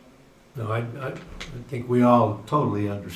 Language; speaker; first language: English; native; English